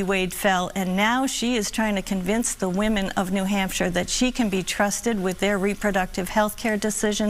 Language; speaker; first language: English; native; English